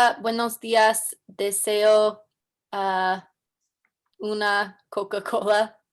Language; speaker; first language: Spanish; non-native, learner; English